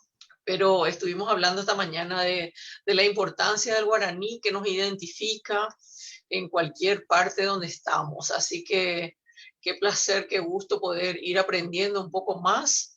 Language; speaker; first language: Spanish; native; Spanish